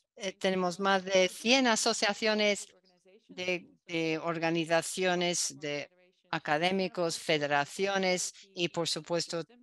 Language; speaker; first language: Spanish; non-native, fluent; Dutch